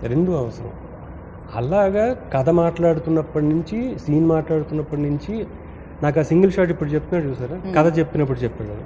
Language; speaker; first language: Telugu; native; Telugu